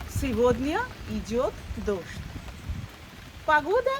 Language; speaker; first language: Russian; non-native, fluent; Bangla